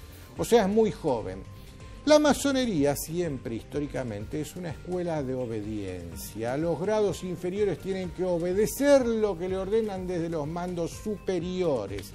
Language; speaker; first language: Spanish; native; Spanish